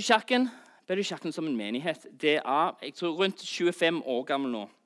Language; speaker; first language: Norwegian; non-native, fluent; English